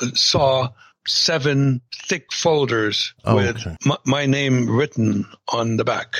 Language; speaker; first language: English; non-native, fluent; German